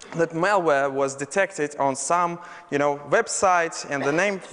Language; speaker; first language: English; non-native, fluent; Russian